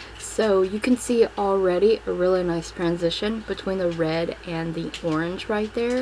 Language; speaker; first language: English; native; English